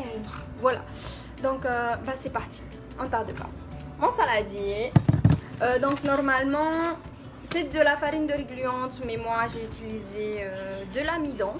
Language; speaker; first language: French; native; French